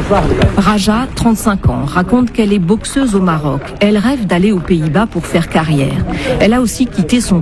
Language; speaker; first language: French; native; French